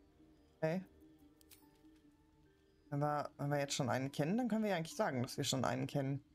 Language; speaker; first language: German; native; German